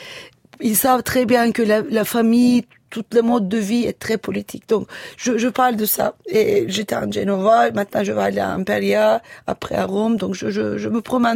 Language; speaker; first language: French; non-native, fluent; Turkish